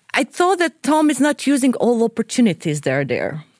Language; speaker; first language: English; non-native, fluent; Croatian